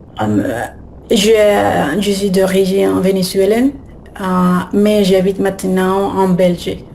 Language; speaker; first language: French; non-native, learner; Spanish